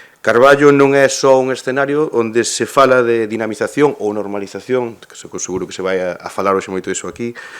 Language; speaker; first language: Galician; native; Galician